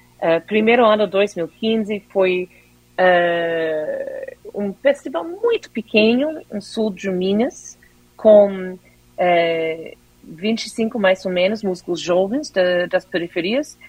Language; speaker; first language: Portuguese; non-native, fluent; English